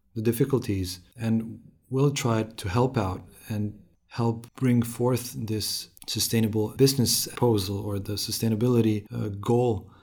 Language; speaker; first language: English; non-native, fluent; Romanian